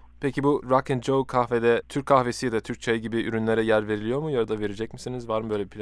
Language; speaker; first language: Turkish; native; Turkish